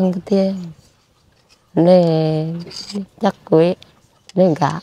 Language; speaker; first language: Vietnamese; non-native, local second language; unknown